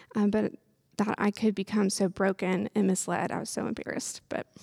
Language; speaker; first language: English; native; English